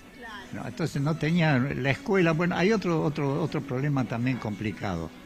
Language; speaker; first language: Spanish; native; Spanish